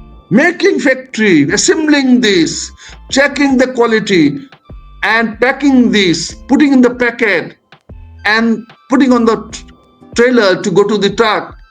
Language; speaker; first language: English; non-native, local second language; Bangla